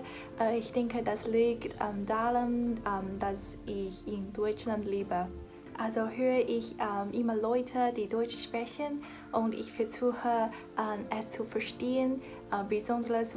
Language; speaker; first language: German; non-native, learner; Chinese